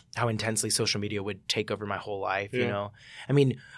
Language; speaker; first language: English; native; English